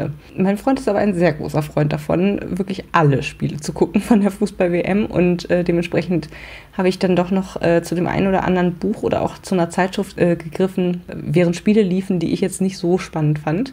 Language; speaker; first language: German; native; German